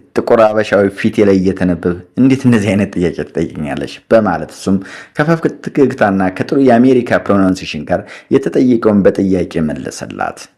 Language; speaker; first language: Amharic; native; Amharic